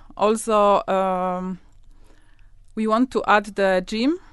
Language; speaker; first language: English; non-native, learner; Polish